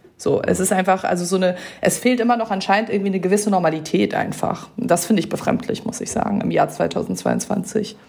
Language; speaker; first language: German; early bilingual, other home language; Persian